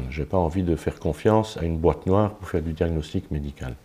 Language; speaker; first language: French; native; French